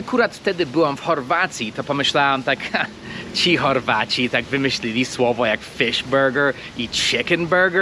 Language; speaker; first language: Polish; non-native, fluent; English